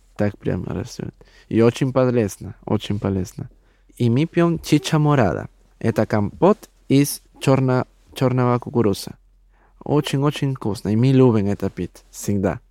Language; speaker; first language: Russian; non-native, learner; Spanish